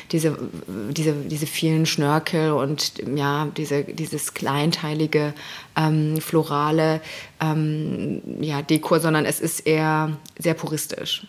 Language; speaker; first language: German; early bilingual, other home language; Persian